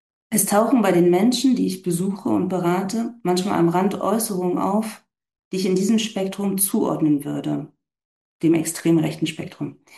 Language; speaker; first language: German; native; German